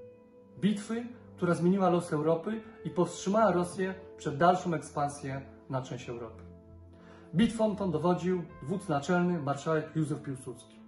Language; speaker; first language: Polish; native; Polish